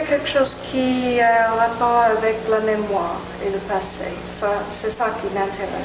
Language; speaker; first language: French; non-native, fluent; English